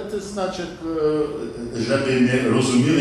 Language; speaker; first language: Polish; non-native, learner; English